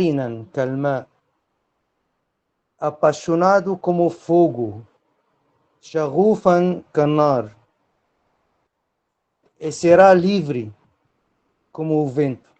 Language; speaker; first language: Portuguese; non-native, fluent; Arabic